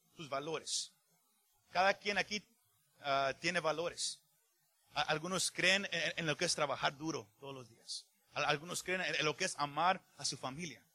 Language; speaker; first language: Spanish; early bilingual, heritage; Spanish